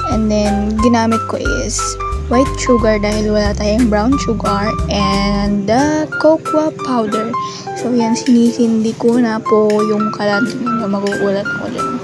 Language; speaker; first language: Filipino; non-native, local second language; Iloko